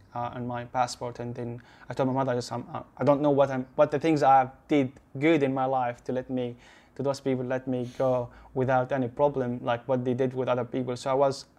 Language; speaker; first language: English; non-native, learner; Arabic